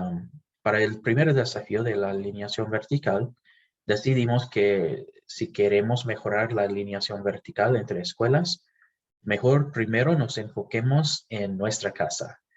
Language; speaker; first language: Spanish; non-native, fluent; English